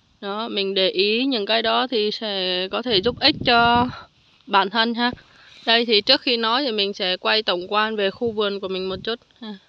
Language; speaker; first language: Vietnamese; native; Vietnamese